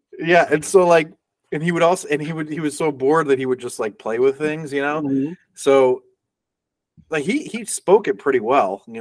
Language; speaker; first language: English; native; English